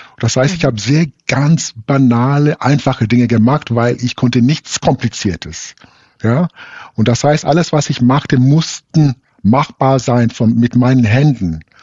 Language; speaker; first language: German; non-native, fluent; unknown